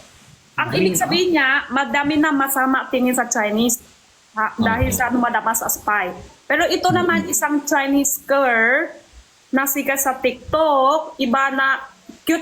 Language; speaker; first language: Filipino; non-native, learner; Chinese